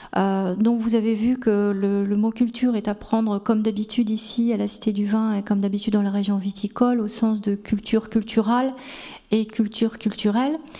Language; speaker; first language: French; native; French